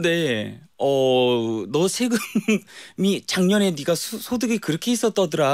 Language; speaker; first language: Korean; native; Korean